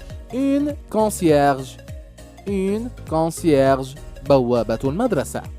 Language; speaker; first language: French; non-native, local second language; Arabic